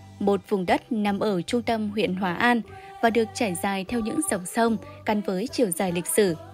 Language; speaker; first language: Vietnamese; native; Vietnamese